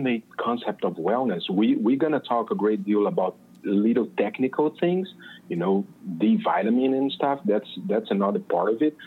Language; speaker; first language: English; non-native, fluent; Portuguese